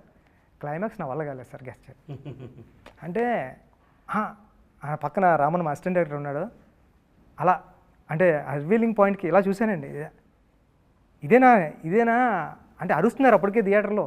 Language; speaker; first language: Telugu; native; Telugu